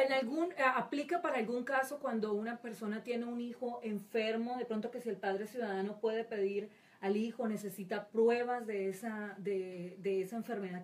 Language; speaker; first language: Spanish; native; Spanish